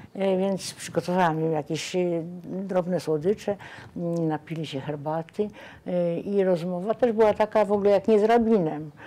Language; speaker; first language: Polish; native; Polish